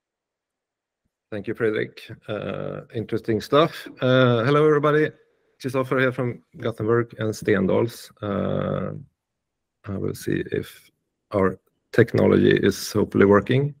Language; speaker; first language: English; non-native, fluent; Swedish